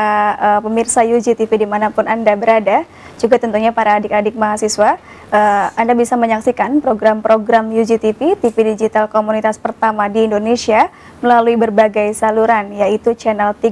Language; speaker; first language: Indonesian; native; Indonesian